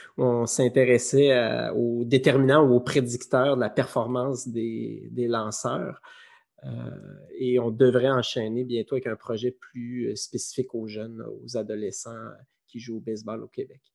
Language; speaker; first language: French; native; French